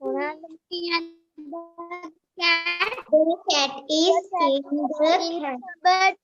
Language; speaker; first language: English; non-native, learner; Sinhala